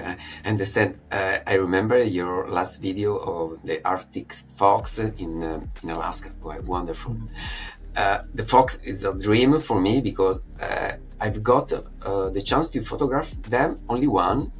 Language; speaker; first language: English; non-native, fluent; Italian